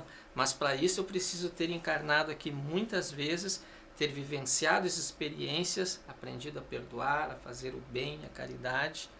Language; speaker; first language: Portuguese; native; Portuguese